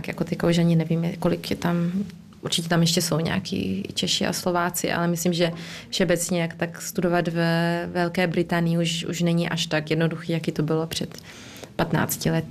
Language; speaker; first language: Czech; early bilingual, heritage; Czech